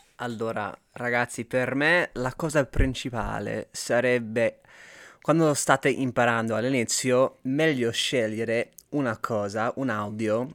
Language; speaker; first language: Italian; non-native, fluent; English